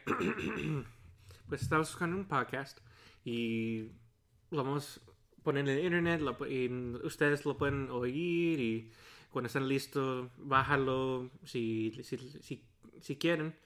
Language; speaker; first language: Spanish; early bilingual, heritage; Spanish